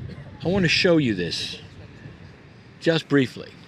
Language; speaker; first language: English; native; English